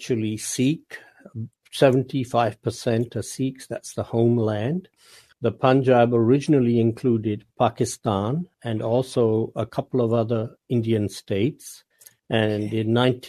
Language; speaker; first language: English; non-native, local second language; Punjabi